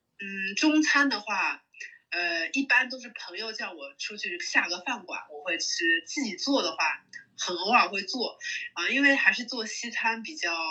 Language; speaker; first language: Chinese; native; Chinese